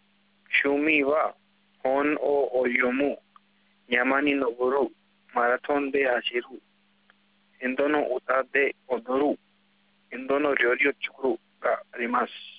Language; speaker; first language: Japanese; non-native, learner; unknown